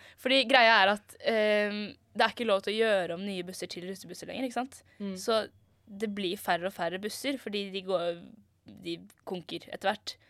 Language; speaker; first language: Norwegian; native; Norwegian